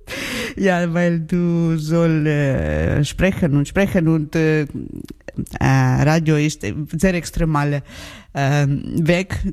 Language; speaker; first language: German; non-native, learner; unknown